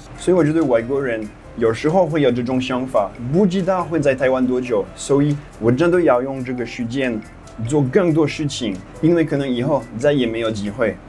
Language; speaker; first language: Chinese; non-native, fluent; French